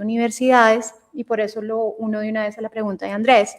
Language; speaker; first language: Spanish; native; Spanish